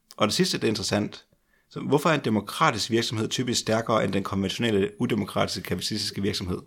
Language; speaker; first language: Danish; native; Danish